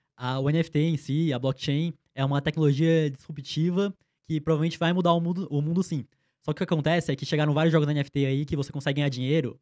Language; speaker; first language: Portuguese; native; Portuguese